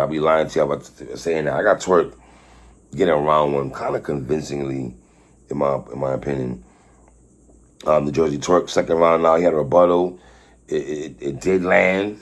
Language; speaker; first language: English; native; English